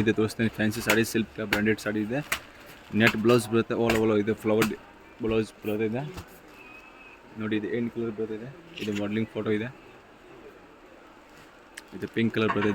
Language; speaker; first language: Kannada; non-native, local second language; Hindi